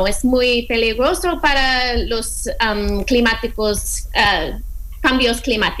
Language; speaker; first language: Spanish; non-native, fluent; English